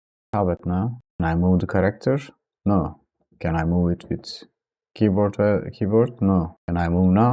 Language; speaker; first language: English; non-native, fluent; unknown